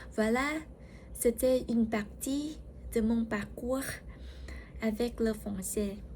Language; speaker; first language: French; non-native, learner; Vietnamese